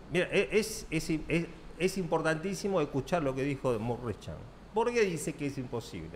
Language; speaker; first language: Spanish; early bilingual, other home language; Korean